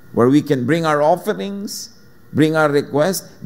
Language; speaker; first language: English; non-native, local second language; Filipino